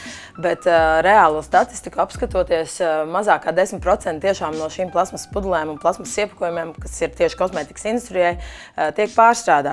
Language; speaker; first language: Latvian; native; Latvian